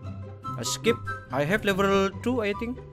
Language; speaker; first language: English; non-native, learner; Indonesian